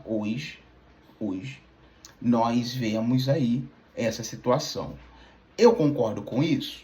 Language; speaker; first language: Portuguese; native; Portuguese